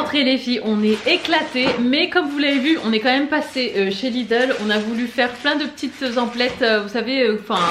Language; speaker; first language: French; native; French